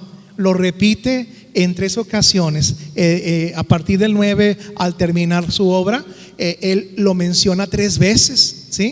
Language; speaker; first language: Spanish; native; Spanish